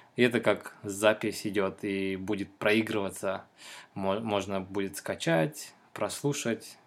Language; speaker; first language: Russian; non-native, local second language; Kyrgyz